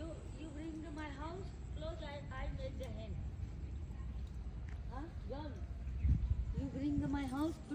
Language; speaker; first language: English; non-native, local second language; Hindi